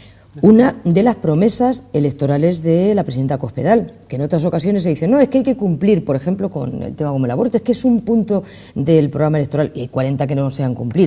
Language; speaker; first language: Spanish; native; Spanish